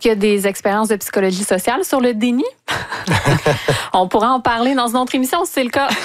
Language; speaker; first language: French; native; French